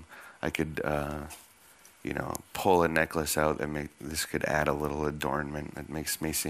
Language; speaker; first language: English; native; English